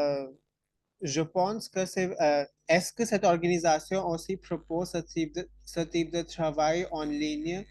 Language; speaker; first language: French; non-native, fluent; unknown